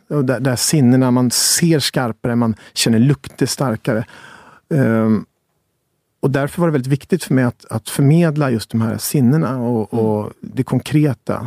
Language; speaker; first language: Swedish; native; Swedish